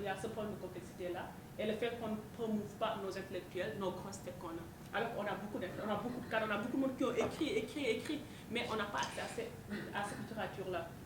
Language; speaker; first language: French; non-native, local second language; Wolof